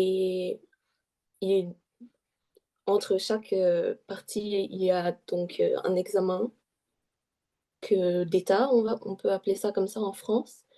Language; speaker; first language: French; early bilingual, heritage; French